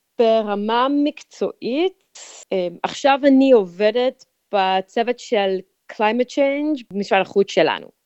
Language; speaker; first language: Hebrew; non-native, fluent; English